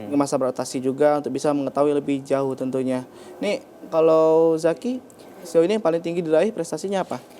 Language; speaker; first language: Indonesian; native; Indonesian